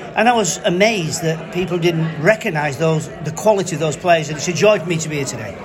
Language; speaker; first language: English; native; English